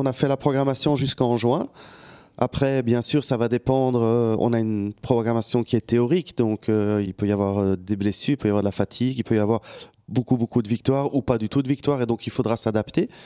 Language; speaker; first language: French; native; French